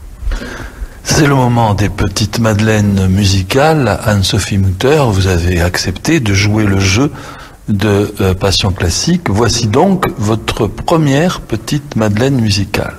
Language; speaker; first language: French; native; French